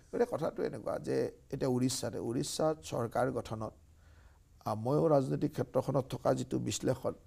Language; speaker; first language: Assamese; native; Assamese